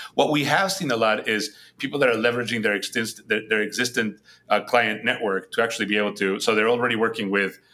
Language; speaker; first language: English; non-native, fluent; Spanish